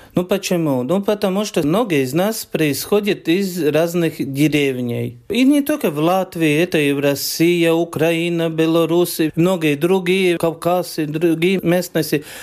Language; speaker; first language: Russian; non-native, fluent; Latvian